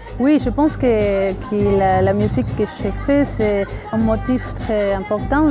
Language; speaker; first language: French; non-native, learner; Spanish